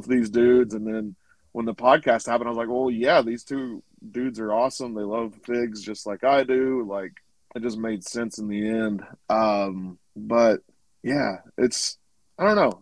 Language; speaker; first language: English; native; English